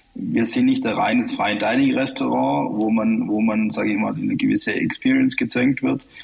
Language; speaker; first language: German; native; German